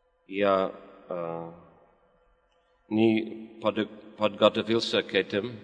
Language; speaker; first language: Russian; non-native, learner; English